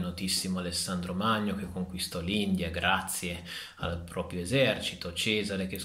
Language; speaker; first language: Italian; native; Italian